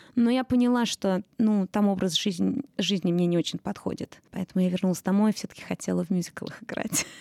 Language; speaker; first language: Russian; early bilingual, heritage; Russian